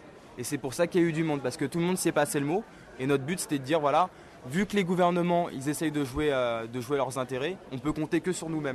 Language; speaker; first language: French; native; French